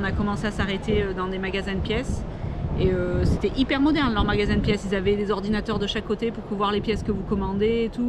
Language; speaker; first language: French; native; French